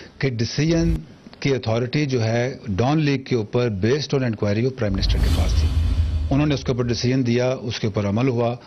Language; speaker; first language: Urdu; native; Urdu